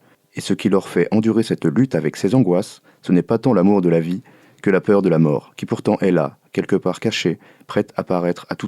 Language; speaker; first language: French; native; French